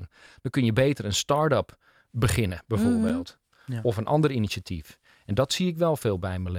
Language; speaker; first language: Dutch; native; Dutch